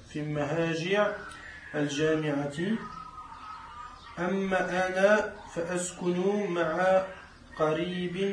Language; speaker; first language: Arabic; non-native, learner; French